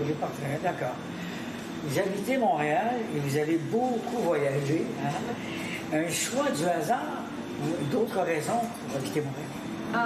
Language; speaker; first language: French; native; French